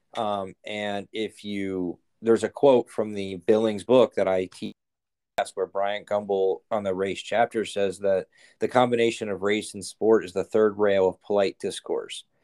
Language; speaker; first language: English; native; English